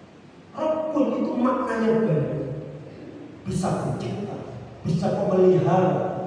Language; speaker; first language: Indonesian; non-native, local second language; Javanese